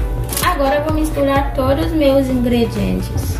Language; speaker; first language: Portuguese; non-native, fluent; Haitian Creole